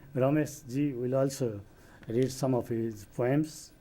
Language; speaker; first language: English; non-native, local second language; Nepali